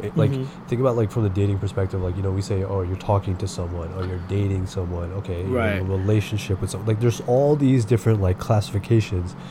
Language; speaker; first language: English; early bilingual, other home language; Hindi